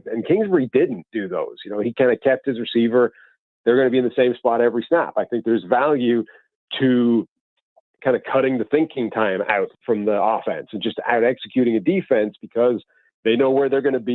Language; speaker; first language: English; native; English